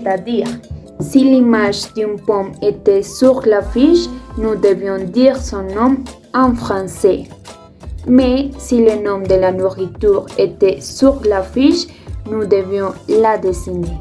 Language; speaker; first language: French; non-native, fluent; Spanish